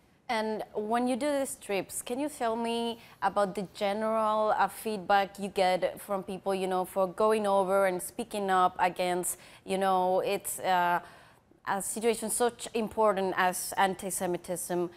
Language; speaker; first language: English; non-native, fluent; Spanish